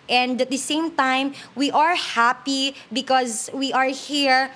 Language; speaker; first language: English; non-native, local second language; Hiligaynon